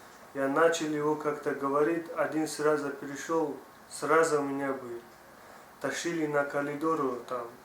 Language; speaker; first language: Russian; non-native, learner; Tajik